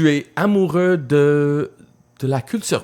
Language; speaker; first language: French; non-native, local second language; English